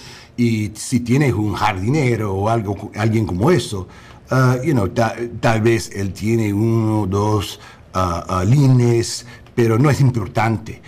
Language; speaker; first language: Spanish; non-native, learner; English